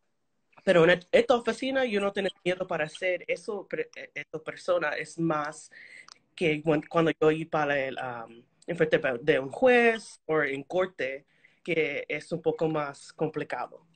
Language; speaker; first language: Spanish; early bilingual, heritage; Spanish